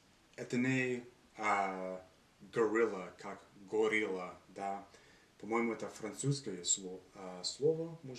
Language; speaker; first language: Russian; non-native, learner; English